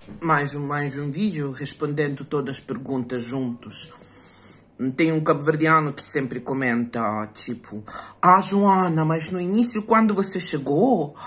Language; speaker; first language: Portuguese; non-native, fluent; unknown